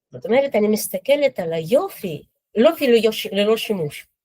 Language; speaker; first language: Hebrew; non-native, fluent; Russian